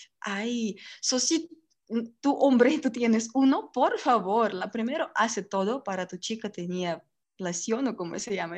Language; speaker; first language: Spanish; non-native, learner; Russian